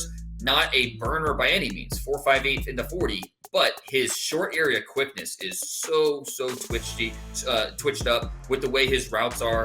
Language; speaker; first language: English; native; English